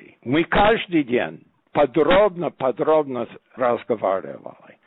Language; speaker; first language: Russian; non-native, fluent; English